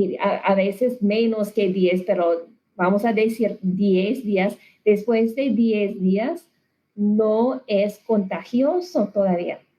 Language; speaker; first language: Spanish; non-native, learner; English